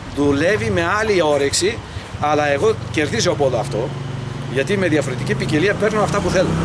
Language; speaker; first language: Greek; early bilingual, heritage; Bulgarian